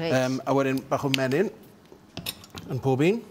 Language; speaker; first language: Welsh; native; Welsh